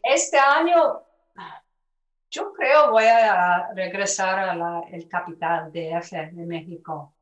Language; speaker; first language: Spanish; early bilingual, other home language; English